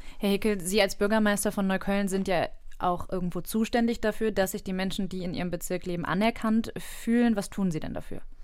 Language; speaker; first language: German; native; German